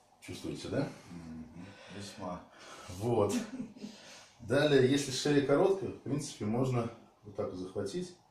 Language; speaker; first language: Russian; native; Russian